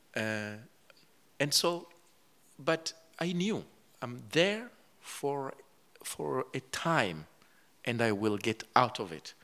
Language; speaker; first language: English; non-native, local second language; Kinyarwanda